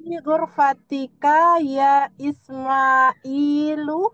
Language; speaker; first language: Arabic; non-native, learner; Indonesian